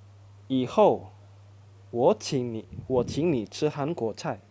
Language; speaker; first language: Chinese; non-native, fluent; Indonesian